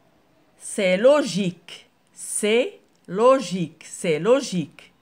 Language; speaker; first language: French; non-native, local second language; Arabic